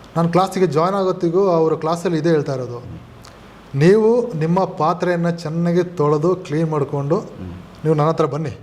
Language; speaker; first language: Kannada; non-native, local second language; Malayalam